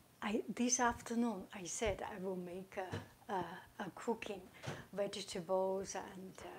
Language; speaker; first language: English; non-native, fluent; Chinese